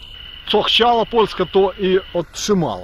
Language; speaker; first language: Polish; non-native, fluent; Ukrainian